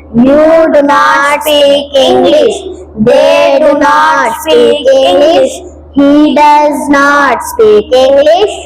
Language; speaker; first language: English; non-native, learner; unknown